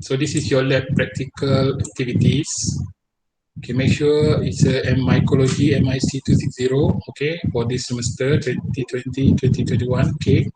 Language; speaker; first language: English; non-native, local second language; Malay